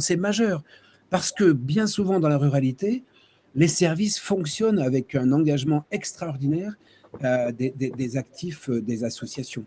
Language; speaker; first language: French; native; French